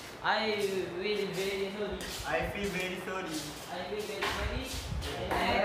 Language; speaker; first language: English; non-native, learner; Malay